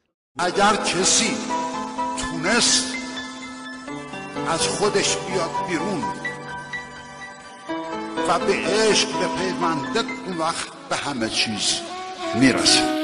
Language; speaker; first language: Persian; native; Persian